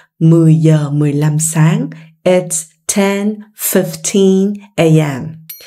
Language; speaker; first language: English; non-native, fluent; Vietnamese